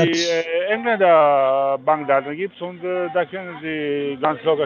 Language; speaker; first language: German; non-native, fluent; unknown